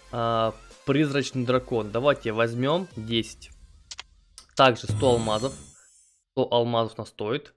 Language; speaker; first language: Russian; native; Russian